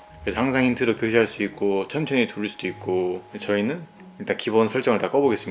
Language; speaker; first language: Korean; native; Korean